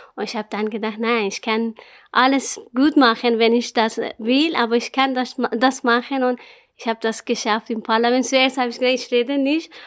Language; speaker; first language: German; non-native, learner; Persian